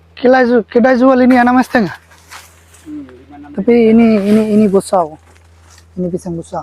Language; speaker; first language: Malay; non-native, learner; Bangla